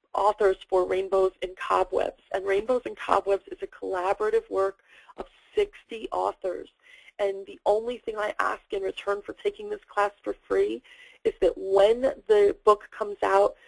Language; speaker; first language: English; native; English